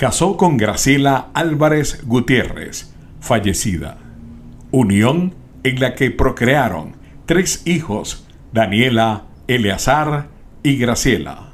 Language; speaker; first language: Spanish; native; Spanish